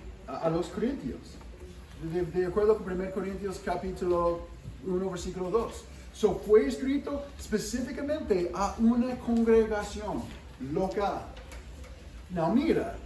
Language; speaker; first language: Spanish; non-native, fluent; English